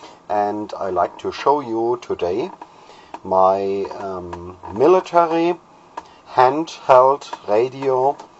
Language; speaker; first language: English; non-native, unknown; German